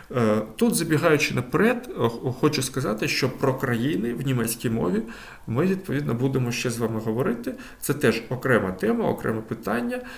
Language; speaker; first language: Ukrainian; native; Ukrainian